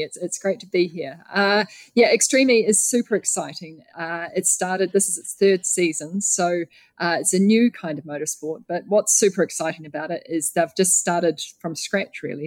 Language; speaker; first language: English; native; English